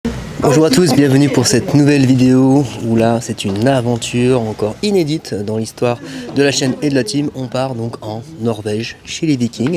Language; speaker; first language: French; native; French